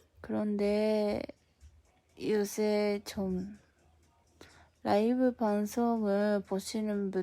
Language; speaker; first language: Korean; non-native, fluent; Japanese